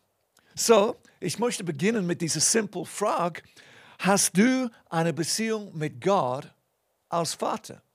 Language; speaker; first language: German; non-native, fluent; English